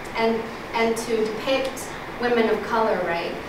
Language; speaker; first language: English; early bilingual, other home language; Spanish